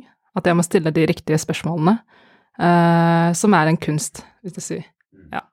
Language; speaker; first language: Norwegian; non-native, fluent; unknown